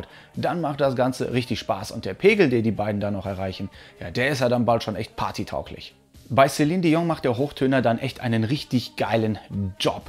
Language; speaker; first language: German; native; German